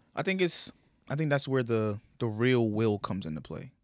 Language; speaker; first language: English; early bilingual, other home language; Yoruba